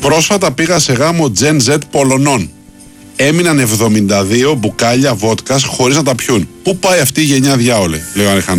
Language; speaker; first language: Greek; native; Greek